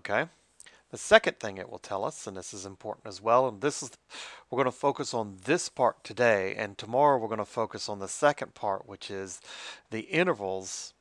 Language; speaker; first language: English; native; English